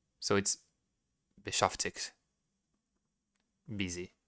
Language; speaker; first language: German; non-native, learner; Portuguese